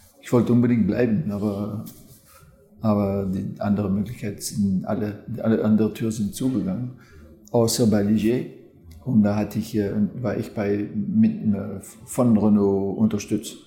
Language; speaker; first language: German; non-native, fluent; French